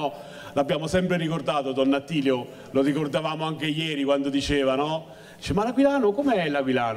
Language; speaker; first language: Italian; native; Italian